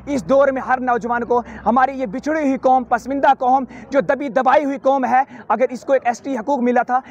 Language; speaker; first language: Hindi; native; Hindi